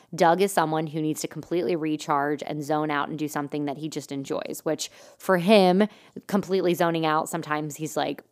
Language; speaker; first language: English; native; English